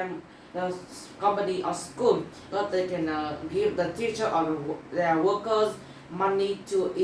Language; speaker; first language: English; non-native, learner; Vietnamese